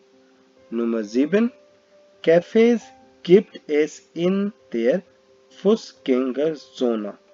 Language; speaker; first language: German; non-native, fluent; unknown